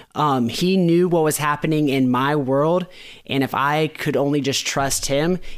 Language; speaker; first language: English; native; English